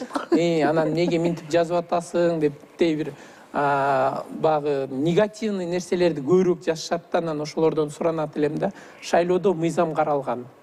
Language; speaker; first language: Kyrgyz; native; Kyrgyz